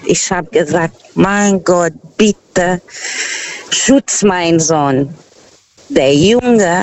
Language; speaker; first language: German; non-native, fluent; Portuguese